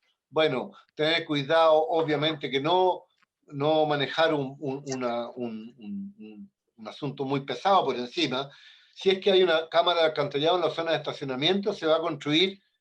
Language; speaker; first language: Spanish; native; Spanish